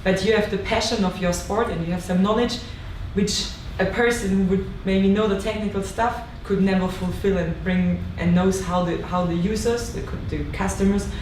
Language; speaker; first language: English; non-native, fluent; German